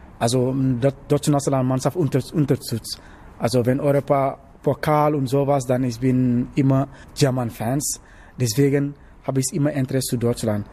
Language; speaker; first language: German; non-native, learner; Wolof